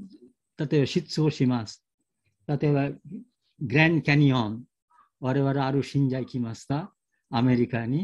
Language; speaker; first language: Japanese; non-native, learner; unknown